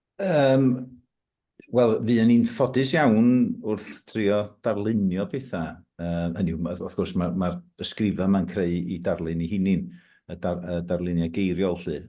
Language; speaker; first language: Welsh; native; Welsh